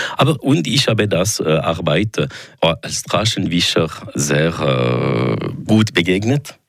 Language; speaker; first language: German; non-native, local second language; French